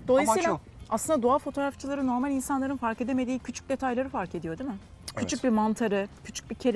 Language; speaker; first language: Turkish; native; Turkish